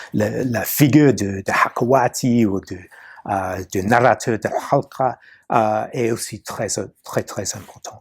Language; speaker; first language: French; non-native, fluent; English